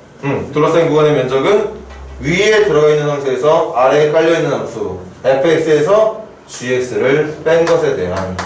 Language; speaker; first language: Korean; native; Korean